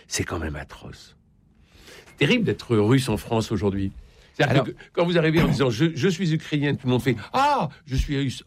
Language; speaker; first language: French; native; French